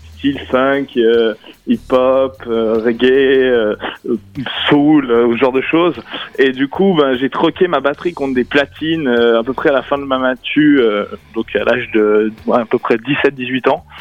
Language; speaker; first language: French; native; French